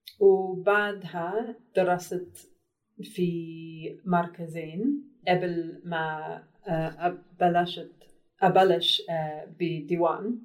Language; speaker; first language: Arabic; non-native, learner; English